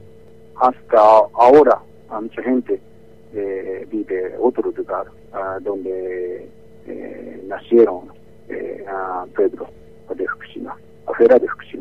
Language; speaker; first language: Spanish; non-native, learner; Japanese